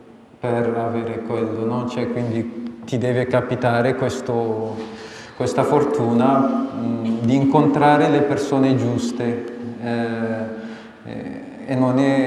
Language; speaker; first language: Italian; non-native, fluent; Amharic